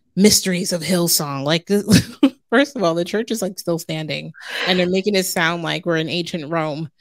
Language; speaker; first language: English; native; English